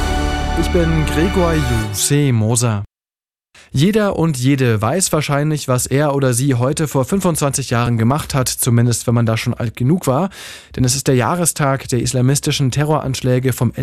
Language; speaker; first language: German; native; German